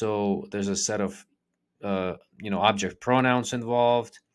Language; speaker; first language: English; native; English